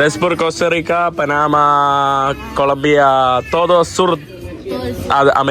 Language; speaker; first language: Spanish; non-native, learner; Malayalam